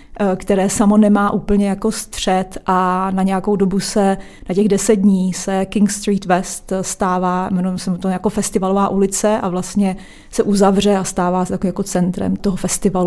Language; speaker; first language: Czech; native; Czech